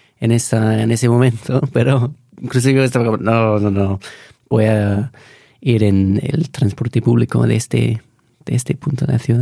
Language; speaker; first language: Spanish; non-native, fluent; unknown